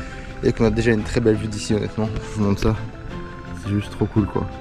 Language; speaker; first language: French; native; French